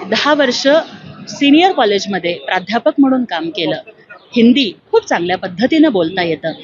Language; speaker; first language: Marathi; non-native, local second language; Telugu